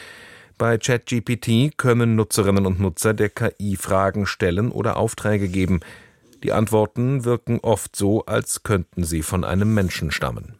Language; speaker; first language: German; native; German